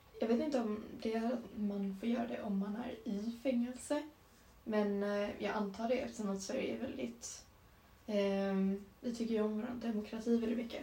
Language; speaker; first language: Swedish; native; Swedish